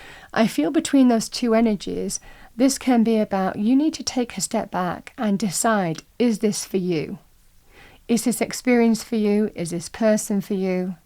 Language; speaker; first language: English; native; English